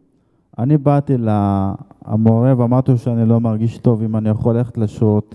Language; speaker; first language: Hebrew; non-native, fluent; Arabic